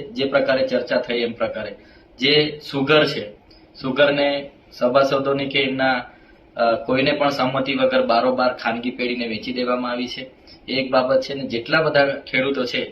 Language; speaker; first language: Gujarati; non-native, local second language; Vasavi